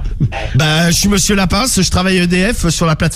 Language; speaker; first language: French; native; French